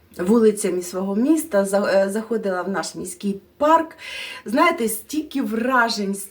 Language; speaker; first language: Ukrainian; non-native, local second language; Russian